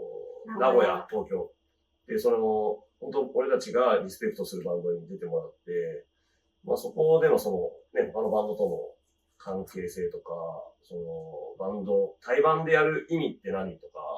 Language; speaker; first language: Japanese; native; Japanese